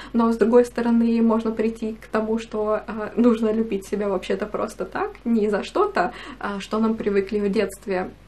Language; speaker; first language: Russian; native; Russian